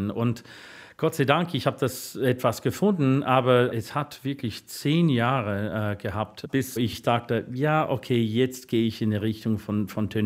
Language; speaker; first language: German; non-native, fluent; English